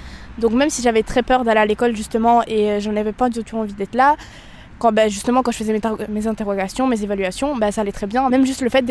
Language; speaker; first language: French; native; French